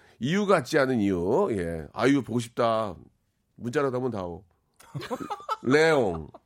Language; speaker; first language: Korean; native; Korean